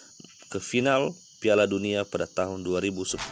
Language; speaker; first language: Indonesian; native; Indonesian